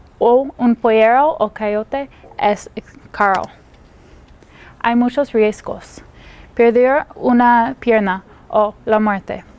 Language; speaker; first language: Spanish; non-native, learner; English